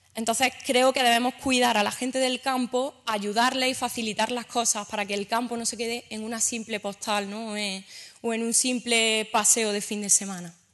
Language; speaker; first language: Spanish; native; Spanish